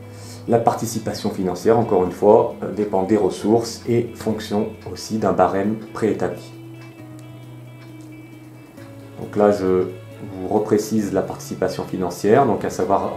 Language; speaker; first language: French; native; French